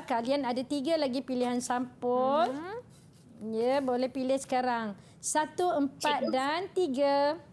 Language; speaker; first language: Malay; native; Malay